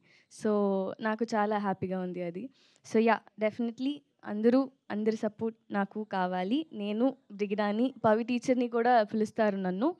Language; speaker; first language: Telugu; non-native, local second language; Tamil